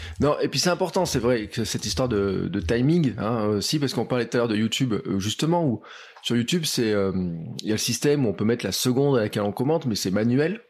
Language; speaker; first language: French; native; French